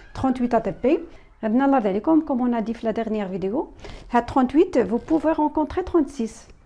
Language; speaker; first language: French; non-native, local second language; Arabic